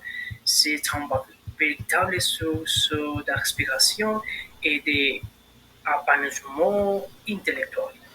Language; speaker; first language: French; non-native, learner; Spanish